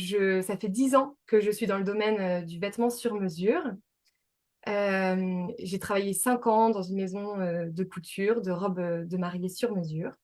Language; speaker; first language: French; native; French